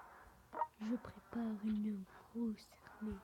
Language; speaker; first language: French; native; French